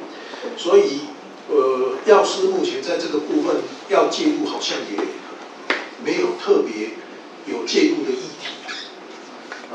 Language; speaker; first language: Chinese; native; Chinese